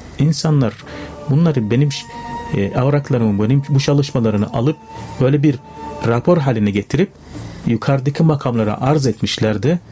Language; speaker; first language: Turkish; non-native, fluent; Arabic